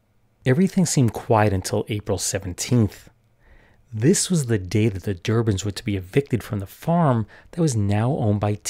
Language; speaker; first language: English; native; English